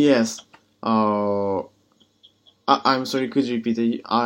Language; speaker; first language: English; non-native, learner; Japanese